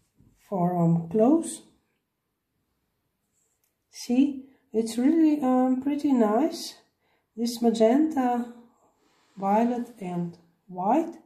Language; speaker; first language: English; non-native, learner; Slovenian